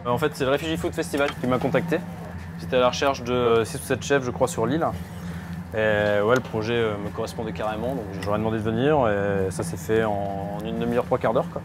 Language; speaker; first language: French; native; French